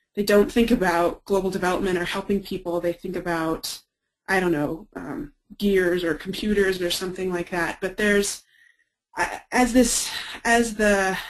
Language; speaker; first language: English; native; English